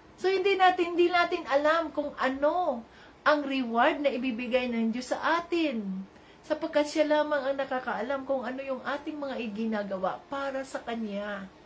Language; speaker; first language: Filipino; native; Filipino